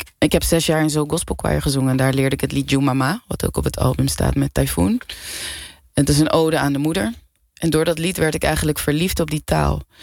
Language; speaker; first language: Dutch; native; Dutch